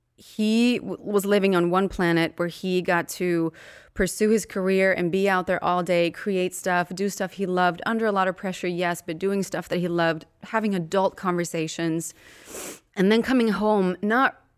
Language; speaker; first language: English; non-native, fluent; Swedish